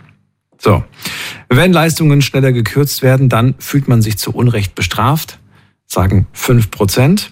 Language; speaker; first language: German; native; German